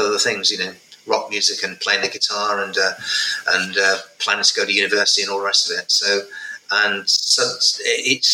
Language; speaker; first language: English; native; English